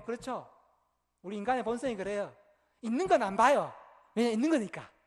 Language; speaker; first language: Korean; native; Korean